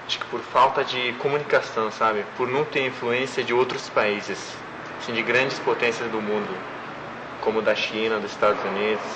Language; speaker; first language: Portuguese; non-native, fluent; Mongolian